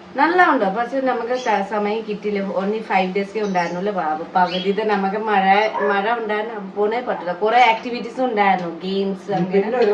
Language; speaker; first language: Malayalam; non-native, learner; Nepali